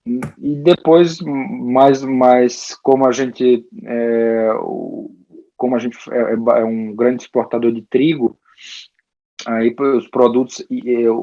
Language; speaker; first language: Portuguese; early bilingual, heritage; Portuguese